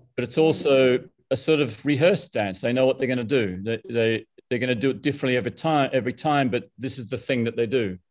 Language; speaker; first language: English; native; English